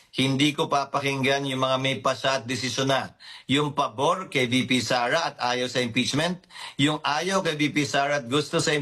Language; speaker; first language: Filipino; native; Filipino